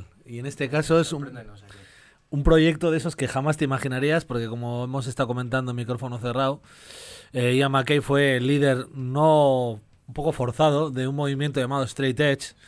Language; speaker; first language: Spanish; native; Spanish